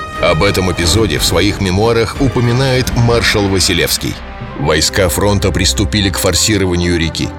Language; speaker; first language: Russian; native; Russian